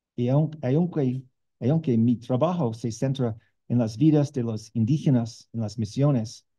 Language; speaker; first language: Spanish; non-native, learner; English